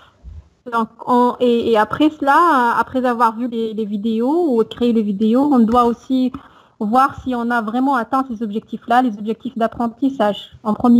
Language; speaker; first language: French; non-native, local second language; Arabic